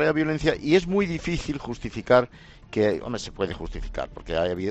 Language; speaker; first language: Spanish; native; Spanish